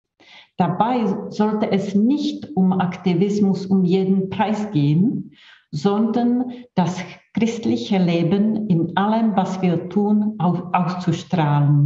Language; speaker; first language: German; non-native, fluent; Czech